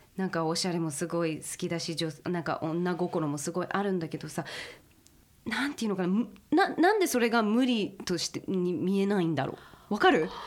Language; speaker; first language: Japanese; early bilingual, heritage; Japanese